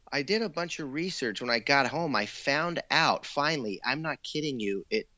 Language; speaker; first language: English; native; English